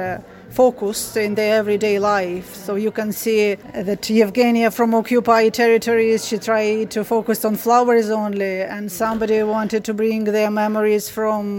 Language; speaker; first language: English; non-native, fluent; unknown